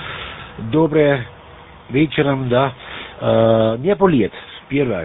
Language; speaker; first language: Russian; non-native, learner; German